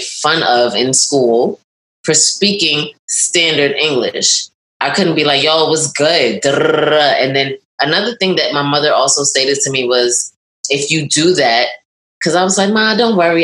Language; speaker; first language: English; native; English